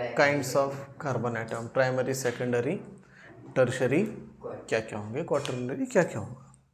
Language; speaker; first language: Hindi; non-native, local second language; Marathi